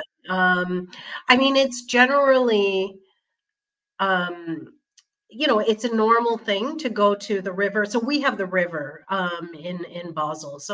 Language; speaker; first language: English; native; English